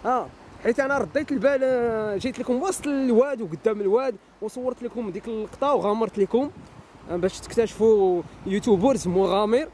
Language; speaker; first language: Arabic; native; Arabic